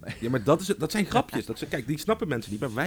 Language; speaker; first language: Dutch; native; Dutch